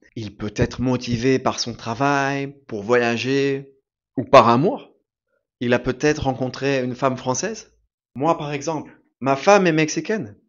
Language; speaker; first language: French; native; French